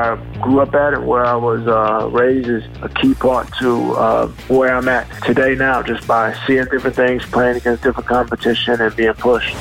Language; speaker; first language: English; native; English